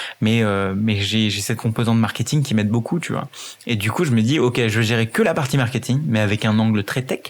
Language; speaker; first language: French; early bilingual, other home language; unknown